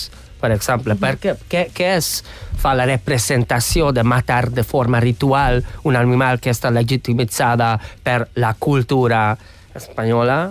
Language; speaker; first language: Catalan; non-native, fluent; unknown